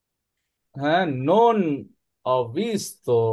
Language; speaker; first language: Italian; non-native, fluent; Bangla